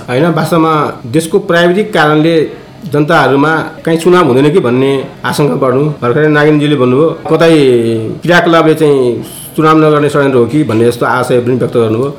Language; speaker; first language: Nepali; non-native, local second language; Bhojpuri